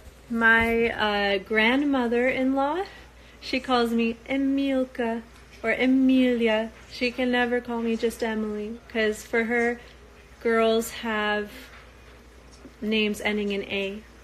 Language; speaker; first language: English; native; English